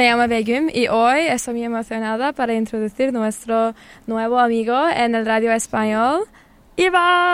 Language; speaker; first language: Spanish; non-native, learner; English